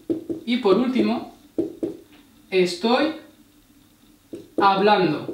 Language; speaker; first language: Spanish; non-native, fluent; French